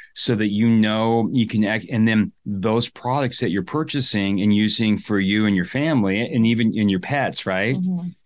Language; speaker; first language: English; native; English